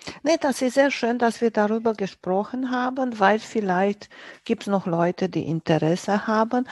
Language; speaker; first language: German; non-native, fluent; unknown